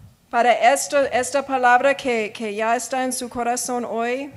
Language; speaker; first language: Spanish; non-native, learner; English